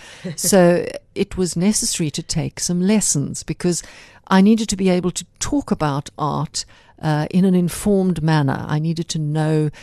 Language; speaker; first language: English; native; English